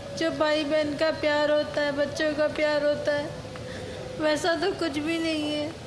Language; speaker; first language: Urdu; native; Urdu